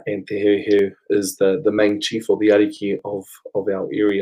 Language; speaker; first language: English; non-native, local second language; Māori